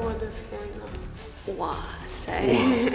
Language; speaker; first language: Chinese; non-native, learner; Ukrainian